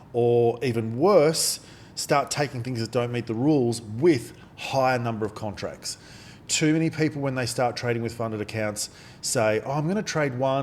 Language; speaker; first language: English; native; English